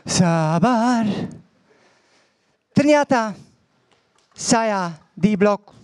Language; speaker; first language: Indonesian; non-native, learner; Dutch